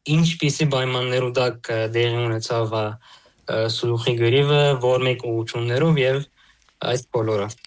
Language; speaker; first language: Armenian; early bilingual, heritage; Armenian